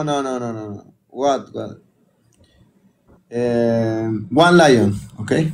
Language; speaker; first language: English; non-native, learner; Spanish